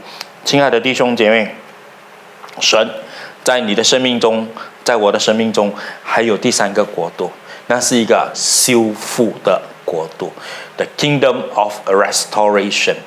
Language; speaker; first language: Chinese; native; Chinese